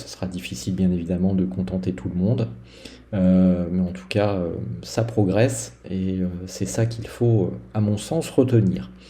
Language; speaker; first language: French; native; French